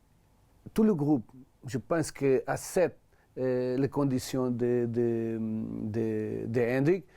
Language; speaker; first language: French; non-native, learner; Portuguese